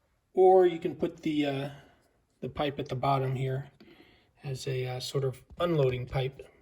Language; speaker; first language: English; native; English